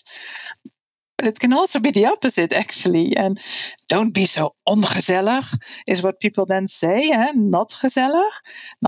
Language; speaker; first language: English; non-native, fluent; Dutch